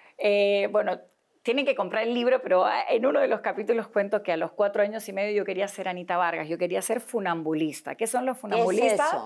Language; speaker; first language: Spanish; native; Spanish